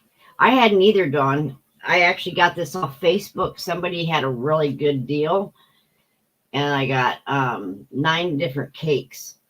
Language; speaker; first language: English; native; English